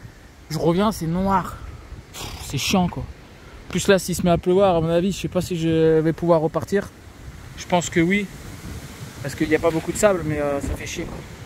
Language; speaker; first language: French; native; French